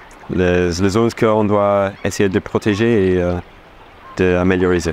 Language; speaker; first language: French; non-native, fluent; English